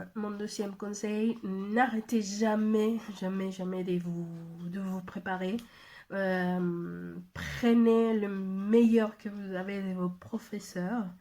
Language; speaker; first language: French; non-native, fluent; Spanish